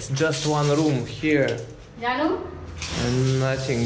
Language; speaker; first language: English; non-native, learner; Russian